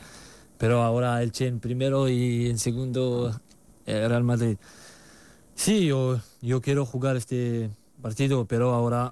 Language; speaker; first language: Spanish; non-native, learner; French